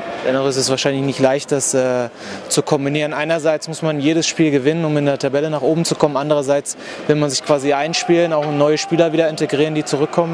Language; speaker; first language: German; native; German